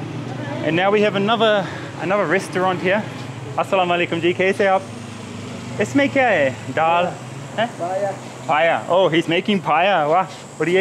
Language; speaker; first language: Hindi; non-native, learner; English